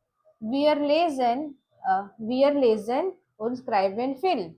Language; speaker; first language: German; non-native, learner; Gujarati